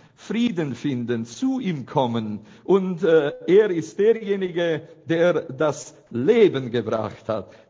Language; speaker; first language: German; non-native, fluent; Romanian